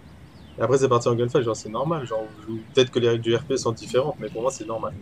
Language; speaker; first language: French; native; French